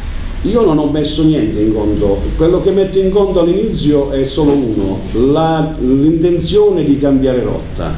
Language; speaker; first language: Italian; native; Italian